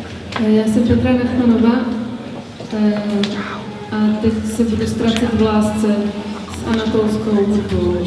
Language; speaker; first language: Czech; early bilingual, heritage; Czech